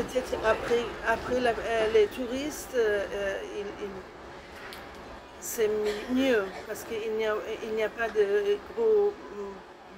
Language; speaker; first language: French; non-native, learner; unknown